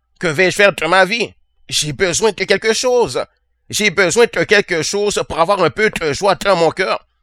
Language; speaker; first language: French; native; French